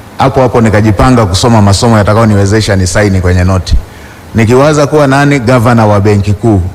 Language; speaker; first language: Swahili; non-native, local second language; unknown